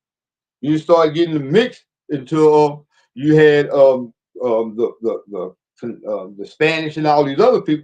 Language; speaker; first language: English; native; English